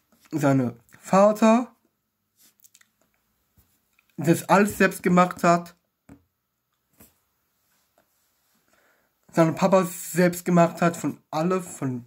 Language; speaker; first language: German; non-native, learner; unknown